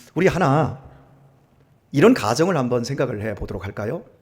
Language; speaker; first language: Korean; native; Korean